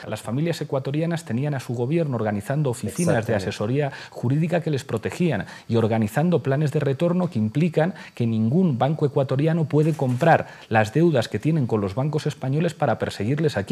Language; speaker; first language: Spanish; native; Spanish